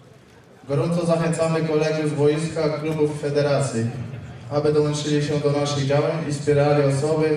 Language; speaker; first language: Polish; native; Polish